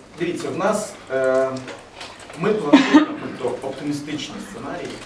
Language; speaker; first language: Ukrainian; early bilingual, other home language; Persian